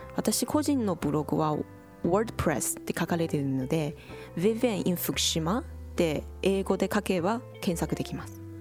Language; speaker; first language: Japanese; non-native, fluent; Chinese